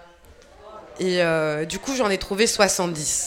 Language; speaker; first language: French; native; French